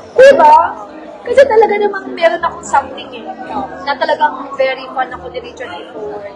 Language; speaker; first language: Filipino; native; Filipino